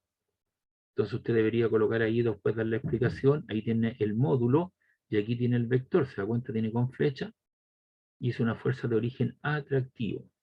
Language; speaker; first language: Spanish; native; Spanish